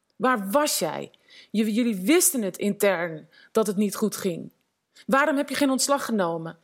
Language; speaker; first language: Dutch; native; Dutch